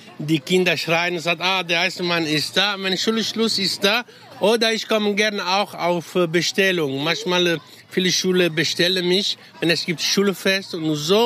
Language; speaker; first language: German; non-native, learner; Italian